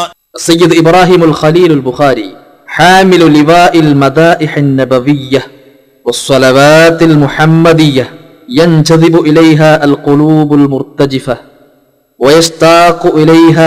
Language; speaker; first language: Arabic; non-native, fluent; Malayalam